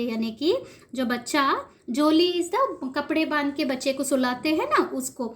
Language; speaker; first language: Hindi; non-native, local second language; Kannada